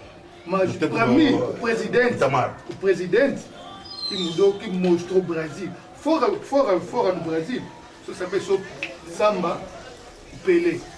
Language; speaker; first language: Portuguese; non-native, learner; Lingala